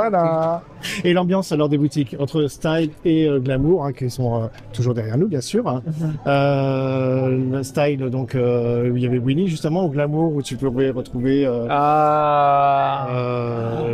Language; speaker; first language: French; native; French